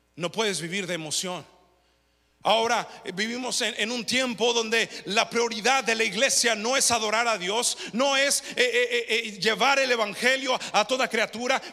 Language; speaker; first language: Spanish; early bilingual, heritage; Spanish